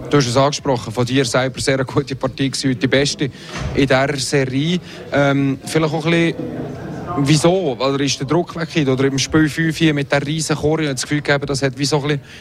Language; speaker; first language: German; native; German